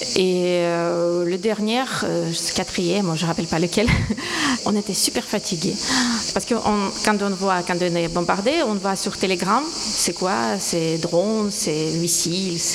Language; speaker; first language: French; non-native, fluent; Ukrainian